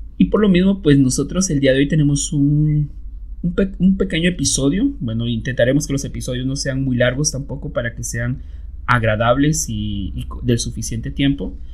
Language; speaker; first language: Spanish; native; Spanish